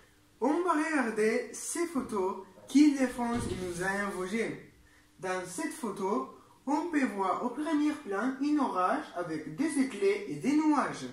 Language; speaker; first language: French; non-native, learner; Spanish